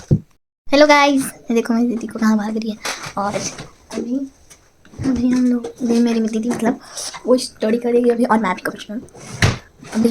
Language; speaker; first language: Hindi; native; Hindi